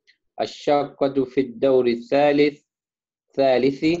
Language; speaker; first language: Arabic; non-native, learner; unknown